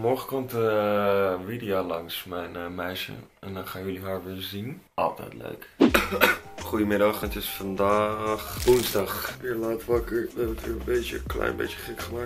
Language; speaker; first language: Dutch; native; Dutch